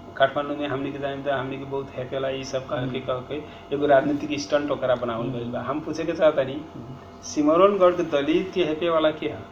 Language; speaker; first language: Bhojpuri; non-native, local second language; Nepali